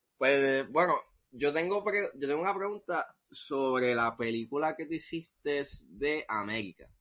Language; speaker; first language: Spanish; native; Spanish